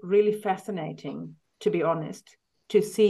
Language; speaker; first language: English; native; English